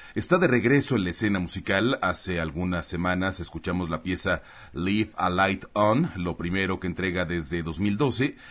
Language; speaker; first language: Spanish; native; Spanish